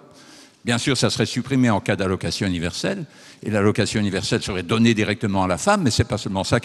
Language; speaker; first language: French; native; French